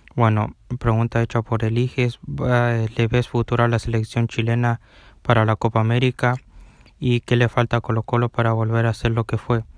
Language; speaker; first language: Spanish; native; Spanish